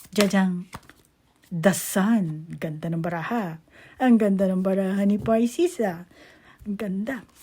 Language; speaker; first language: Filipino; native; Filipino